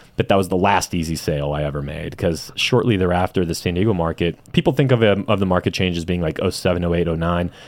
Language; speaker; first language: English; native; English